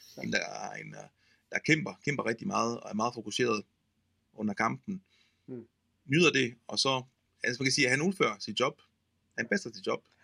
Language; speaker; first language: Danish; non-native, fluent; Italian